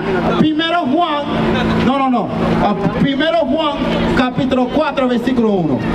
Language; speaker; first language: Spanish; non-native, learner; English